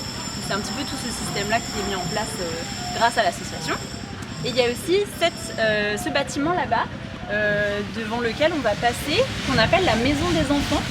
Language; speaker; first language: French; native; French